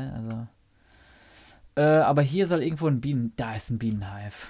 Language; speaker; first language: German; native; German